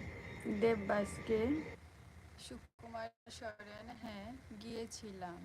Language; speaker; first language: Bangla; non-native, local second language; Santali